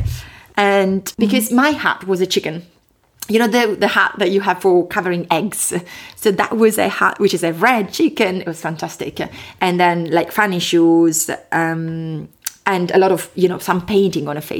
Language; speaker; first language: English; non-native, fluent; Italian